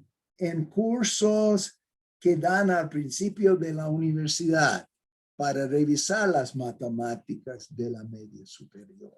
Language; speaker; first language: Spanish; non-native, fluent; English